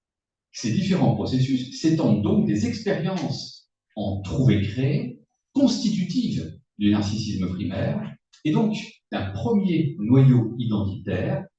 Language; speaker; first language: French; native; French